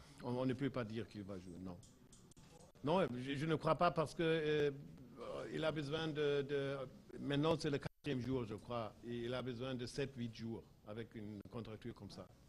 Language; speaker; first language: French; non-native, fluent; German